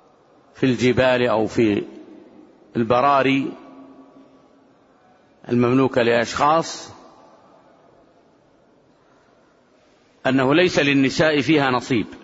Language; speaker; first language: Arabic; native; Arabic